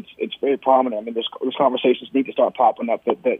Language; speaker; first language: English; native; English